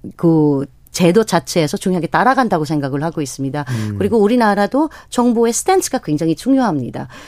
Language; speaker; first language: Korean; non-native, fluent; Filipino